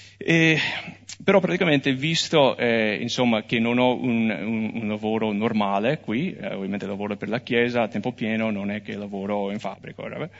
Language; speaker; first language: Italian; non-native, fluent; English